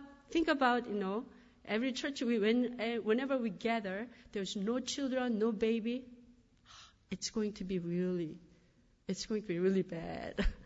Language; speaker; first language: English; non-native, fluent; Korean